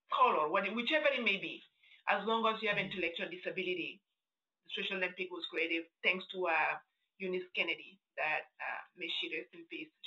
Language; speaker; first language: English; non-native, fluent; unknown